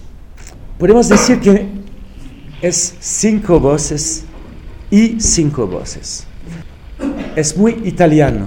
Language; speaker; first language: Spanish; non-native, fluent; French